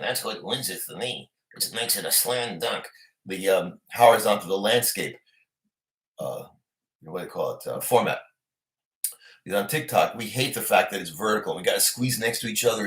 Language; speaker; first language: English; native; English